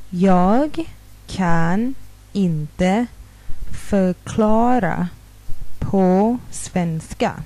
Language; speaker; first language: Swedish; non-native, fluent; Thai